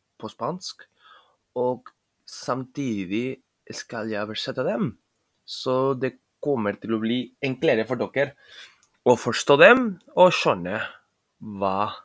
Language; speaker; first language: Norwegian; non-native, learner; Spanish